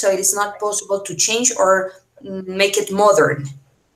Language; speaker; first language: English; non-native, fluent; Spanish